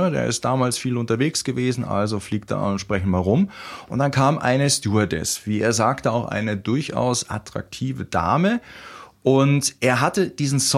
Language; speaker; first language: German; native; German